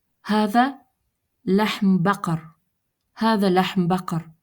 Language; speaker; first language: Arabic; non-native, fluent; Russian